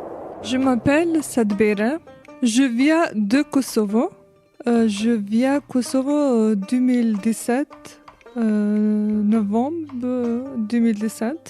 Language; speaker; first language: French; non-native, learner; Albanian